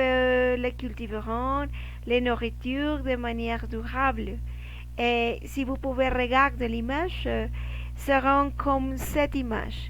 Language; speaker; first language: French; non-native, learner; Spanish